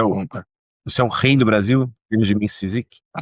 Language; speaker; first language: Portuguese; native; Portuguese